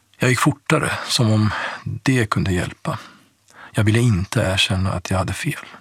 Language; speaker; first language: Swedish; early bilingual, other home language; Persian